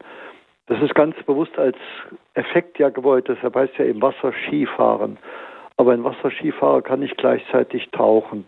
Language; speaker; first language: German; native; German